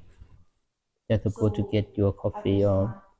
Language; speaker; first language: English; non-native, fluent; Lao